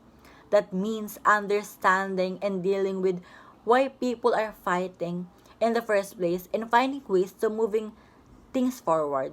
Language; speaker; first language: English; non-native, local second language; Filipino